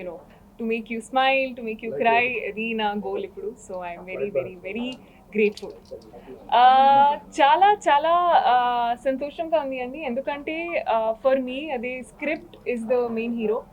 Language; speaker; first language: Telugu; non-native, learner; Hindi